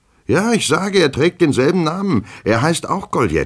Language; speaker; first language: German; native; German